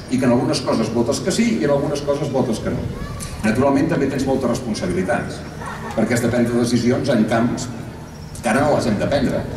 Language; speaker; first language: Catalan; native; Catalan